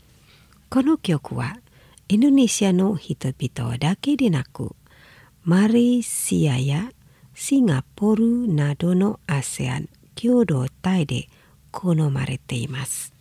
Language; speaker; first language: Japanese; non-native, fluent; Indonesian